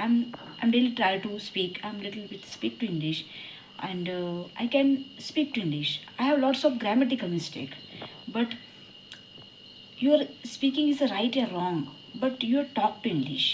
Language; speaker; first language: English; non-native, learner; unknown